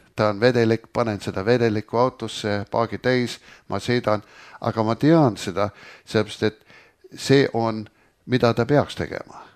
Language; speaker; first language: Estonian; early bilingual, heritage; Estonian